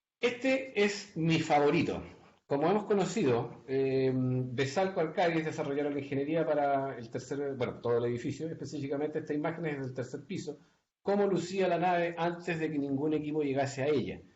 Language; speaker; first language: Spanish; native; Spanish